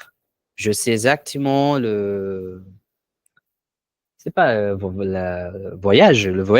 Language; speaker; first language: French; non-native, learner; Portuguese